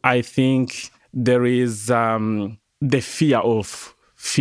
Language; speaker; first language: English; non-native, local second language; Kinyarwanda